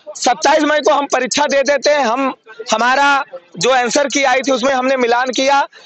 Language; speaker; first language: Hindi; native; Hindi